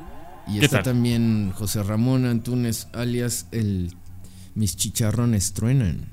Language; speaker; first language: Spanish; native; Spanish